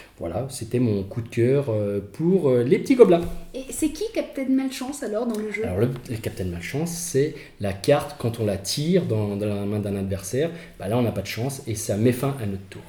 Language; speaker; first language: French; native; French